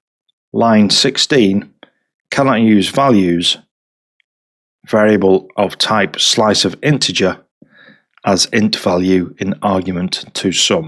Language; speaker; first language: English; native; English